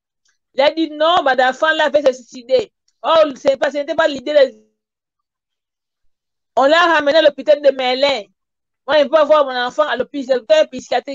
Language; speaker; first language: French; non-native, learner; Portuguese